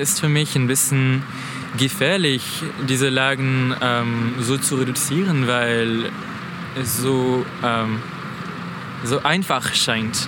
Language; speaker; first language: German; non-native, fluent; French